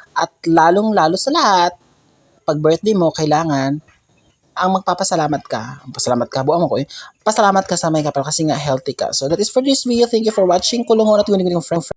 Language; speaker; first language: Filipino; non-native, local second language; Cebuano